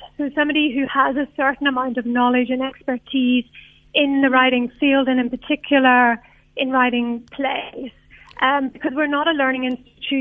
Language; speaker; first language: English; native; English